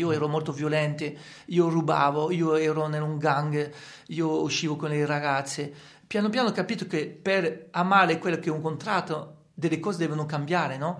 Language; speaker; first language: Italian; non-native, fluent; French